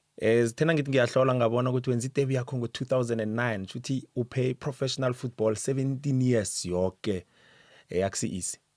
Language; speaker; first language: Zulu; non-native, local second language; South Ndebele